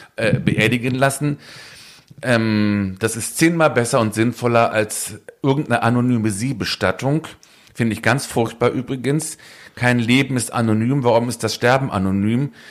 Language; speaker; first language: German; native; German